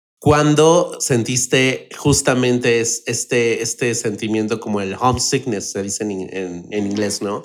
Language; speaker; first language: Spanish; native; Spanish